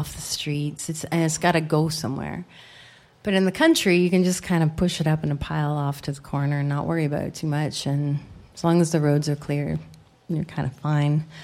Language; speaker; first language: English; native; English